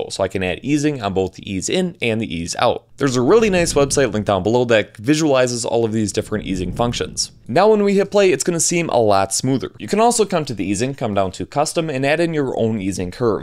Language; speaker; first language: English; native; English